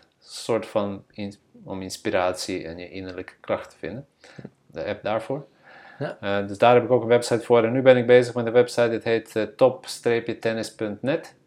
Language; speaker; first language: Dutch; non-native, fluent; Bosnian